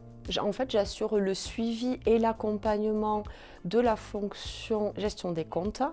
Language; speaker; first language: French; native; French